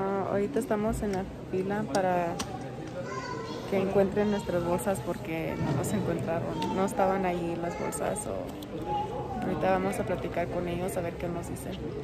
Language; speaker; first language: Spanish; early bilingual, heritage; Spanish